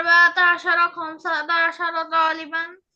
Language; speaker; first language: Arabic; non-native, learner; Bangla